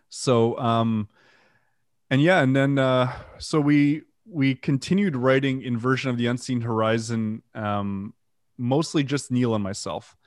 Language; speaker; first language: English; non-native, fluent; French